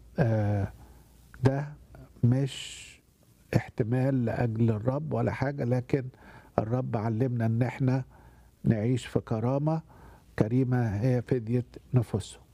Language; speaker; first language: Arabic; native; Arabic